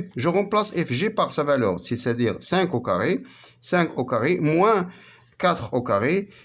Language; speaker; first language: French; non-native, local second language; Arabic